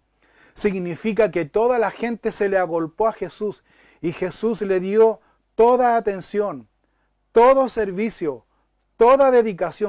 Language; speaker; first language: Spanish; native; Spanish